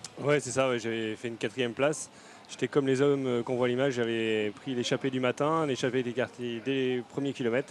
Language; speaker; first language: French; native; French